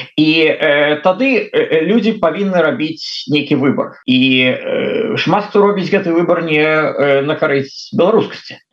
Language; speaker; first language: Belarusian; non-native, local second language; Russian